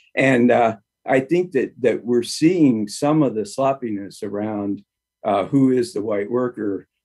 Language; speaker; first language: English; native; English